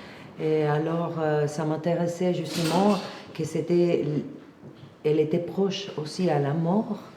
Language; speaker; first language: French; non-native, fluent; Spanish